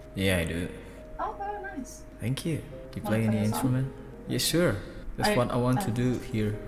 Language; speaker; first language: English; non-native, fluent; Indonesian